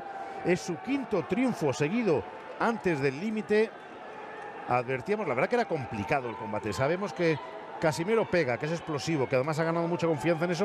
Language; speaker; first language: Spanish; native; Spanish